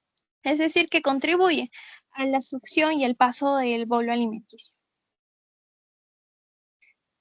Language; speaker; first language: Spanish; native; Spanish